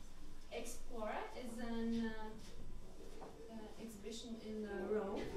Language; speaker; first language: English; non-native, learner; French